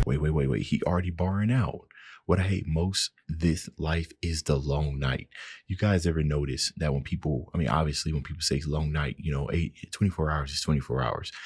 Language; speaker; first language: English; native; English